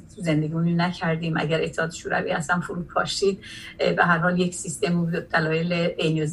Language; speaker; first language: Persian; non-native, local second language; Azerbaijani